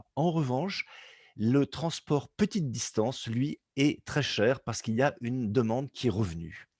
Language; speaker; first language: French; native; French